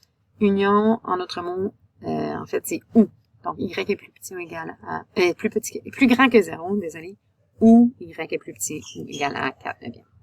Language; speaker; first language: French; native; French